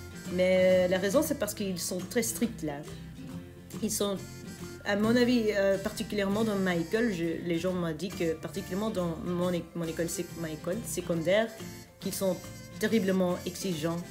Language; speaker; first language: French; non-native, local second language; Dutch